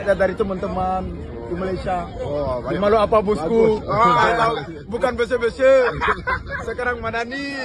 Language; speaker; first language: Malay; non-native, learner; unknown